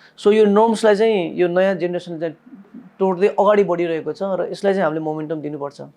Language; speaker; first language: Nepali; non-native, local second language; Newari